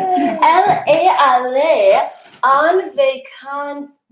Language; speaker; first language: French; non-native, learner; English